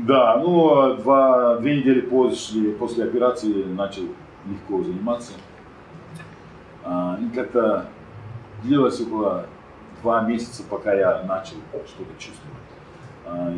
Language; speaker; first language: Russian; non-native, fluent; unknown